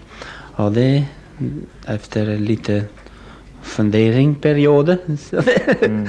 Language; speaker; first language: Swedish; non-native, learner; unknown